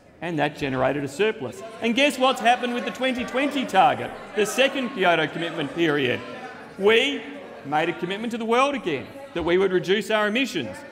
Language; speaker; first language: English; native; English